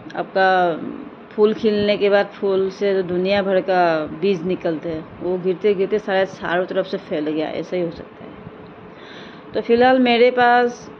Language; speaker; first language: Hindi; non-native, local second language; Assamese